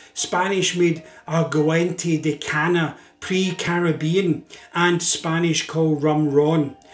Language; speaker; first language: English; native; English